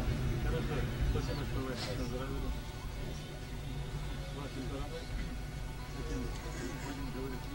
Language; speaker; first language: Russian; non-native, local second language; Azerbaijani